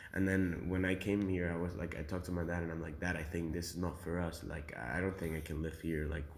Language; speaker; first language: English; early bilingual, other home language; Spanish